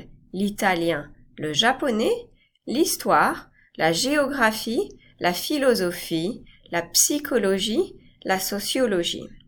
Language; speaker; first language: French; non-native, fluent; English